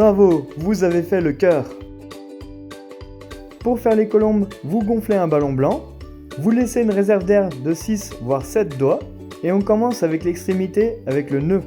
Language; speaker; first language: French; native; French